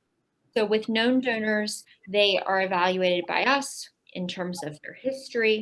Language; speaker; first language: English; native; English